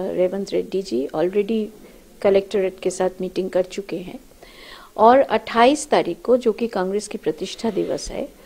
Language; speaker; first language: Hindi; non-native, local second language; Bangla